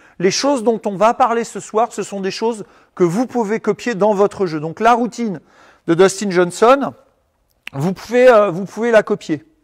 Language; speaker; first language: French; native; French